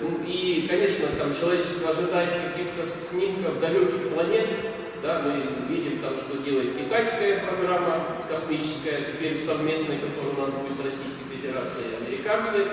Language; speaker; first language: Russian; native; Russian